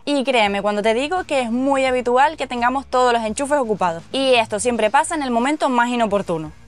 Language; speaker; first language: Spanish; native; Spanish